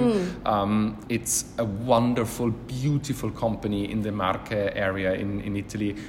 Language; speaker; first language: English; non-native, fluent; German